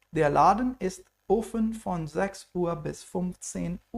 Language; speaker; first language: German; non-native, fluent; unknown